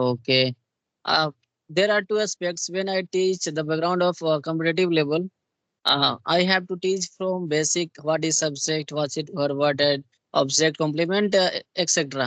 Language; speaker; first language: English; non-native, local second language; Hindi